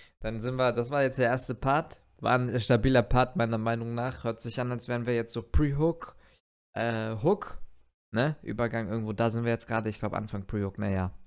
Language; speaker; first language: German; early bilingual, other home language; Turkish